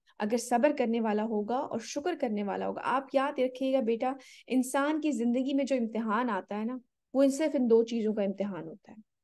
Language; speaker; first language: Urdu; native; Urdu